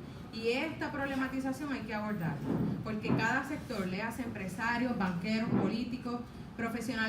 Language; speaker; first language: Spanish; native; Spanish